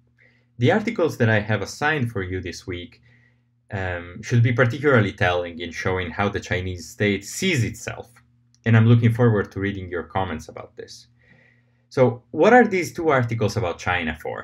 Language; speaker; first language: English; non-native, fluent; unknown